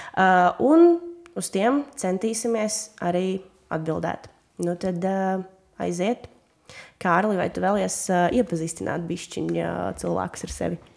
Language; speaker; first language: Latvian; non-native, local second language; Russian